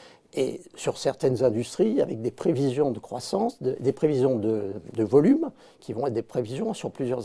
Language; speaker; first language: French; native; French